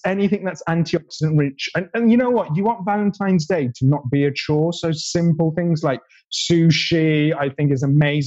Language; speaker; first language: English; native; English